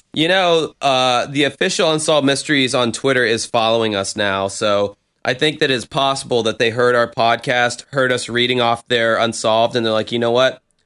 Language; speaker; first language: English; native; English